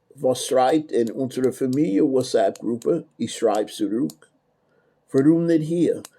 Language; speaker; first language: German; non-native, learner; English